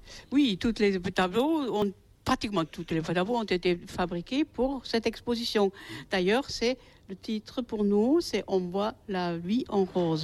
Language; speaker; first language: French; native; French